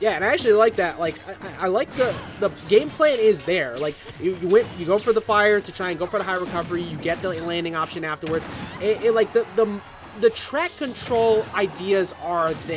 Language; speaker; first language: English; native; English